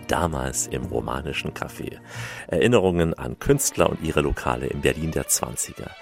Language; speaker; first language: German; native; German